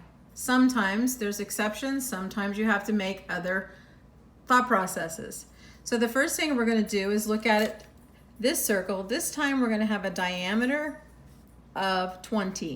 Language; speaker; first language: English; native; English